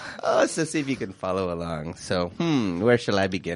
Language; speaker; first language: English; early bilingual, other home language; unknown